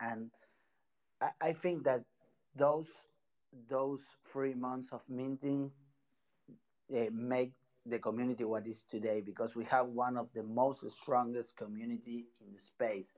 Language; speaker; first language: English; non-native, fluent; Spanish